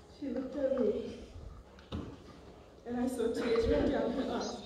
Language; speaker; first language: English; native; English